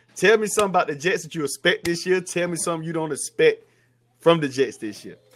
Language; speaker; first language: English; native; English